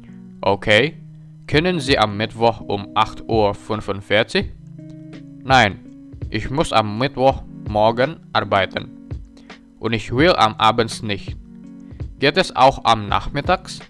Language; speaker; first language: German; non-native, learner; Indonesian